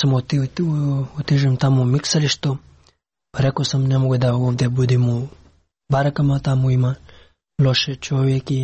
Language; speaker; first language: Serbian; non-native, learner; Pashto